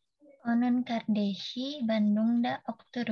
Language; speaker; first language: Turkish; non-native, learner; Indonesian